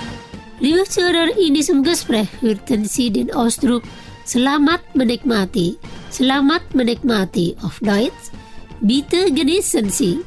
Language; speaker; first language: German; non-native, fluent; Indonesian